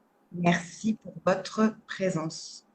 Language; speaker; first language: French; native; French